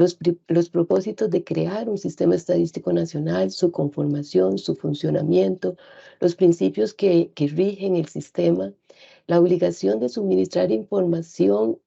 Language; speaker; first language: Spanish; native; Spanish